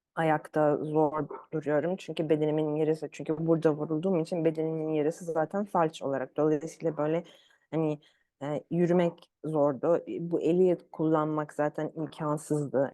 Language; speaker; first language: Turkish; early bilingual, other home language; Arabic